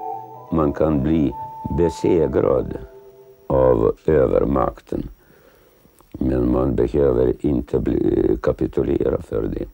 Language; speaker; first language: Swedish; non-native, fluent; Lithuanian